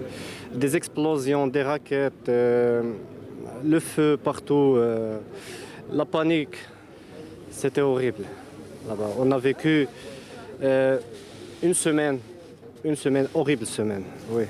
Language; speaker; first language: French; non-native, learner; Arabic